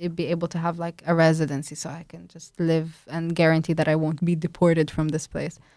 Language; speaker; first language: English; non-native, fluent; Arabic